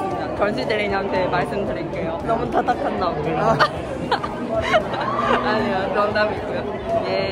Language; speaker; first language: Korean; non-native, fluent; Chinese